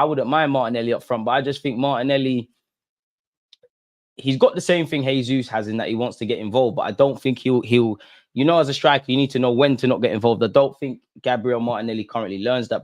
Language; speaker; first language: English; native; English